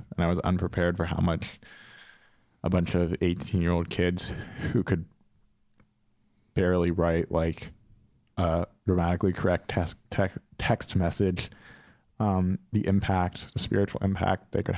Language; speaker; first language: English; native; English